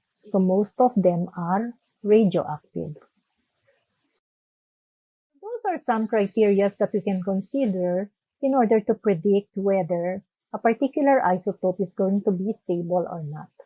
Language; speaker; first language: English; non-native, local second language; Filipino